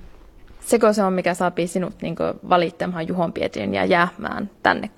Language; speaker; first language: Finnish; early bilingual, heritage; Finnish